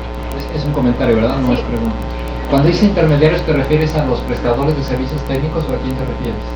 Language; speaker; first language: Spanish; native; Spanish